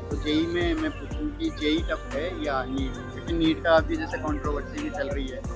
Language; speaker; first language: Hindi; native; Hindi